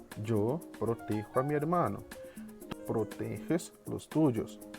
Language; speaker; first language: Spanish; non-native, fluent; Portuguese